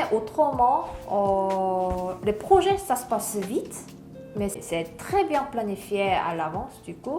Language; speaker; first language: French; non-native, learner; Korean